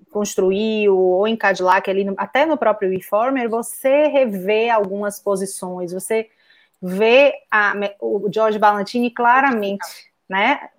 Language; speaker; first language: Portuguese; native; Portuguese